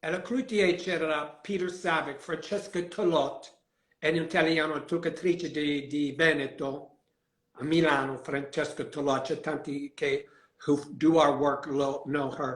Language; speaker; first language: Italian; non-native, learner; English